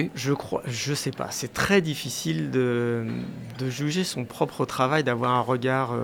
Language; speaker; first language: French; native; French